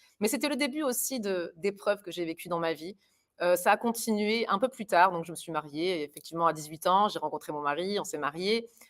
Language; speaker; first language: French; early bilingual, other home language; German